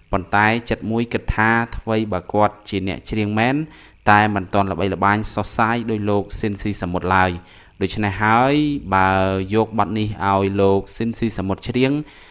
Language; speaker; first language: Khmer; native; Khmer